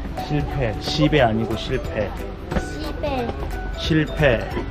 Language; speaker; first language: Korean; native; Korean